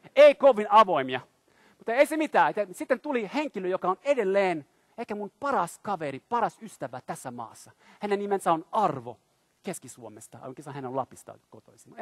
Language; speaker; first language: Finnish; non-native, fluent; French